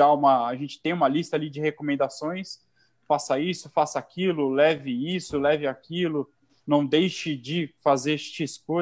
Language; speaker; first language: Portuguese; native; Portuguese